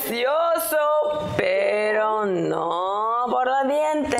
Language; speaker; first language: Spanish; non-native, learner; English